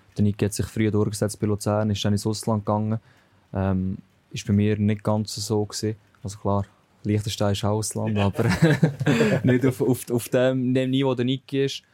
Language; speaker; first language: German; native; German